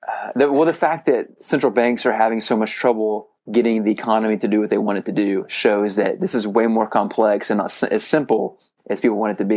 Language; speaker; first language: English; native; English